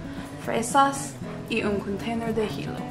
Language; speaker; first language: Spanish; non-native, learner; English